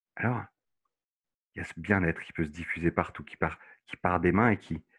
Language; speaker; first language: French; native; French